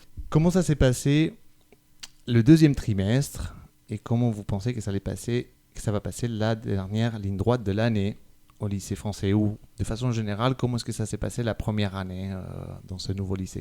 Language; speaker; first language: French; native; French